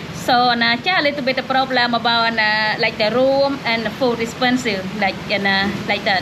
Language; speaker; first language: English; non-native, learner; Khmer